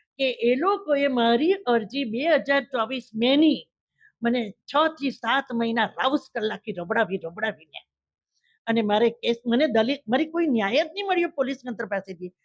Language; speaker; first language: Gujarati; native; Gujarati